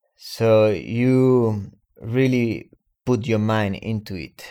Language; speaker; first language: English; non-native, fluent; Spanish